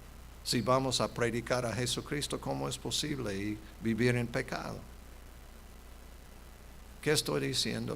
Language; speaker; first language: Spanish; non-native, fluent; English